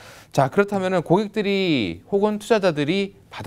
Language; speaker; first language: Korean; native; Korean